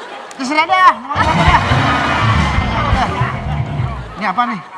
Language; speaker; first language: Indonesian; native; Indonesian